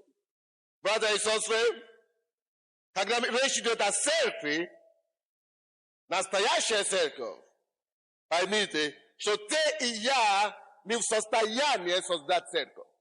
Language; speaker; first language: Russian; non-native, fluent; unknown